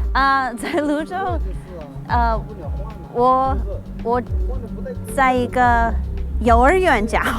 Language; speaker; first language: Chinese; non-native, learner; English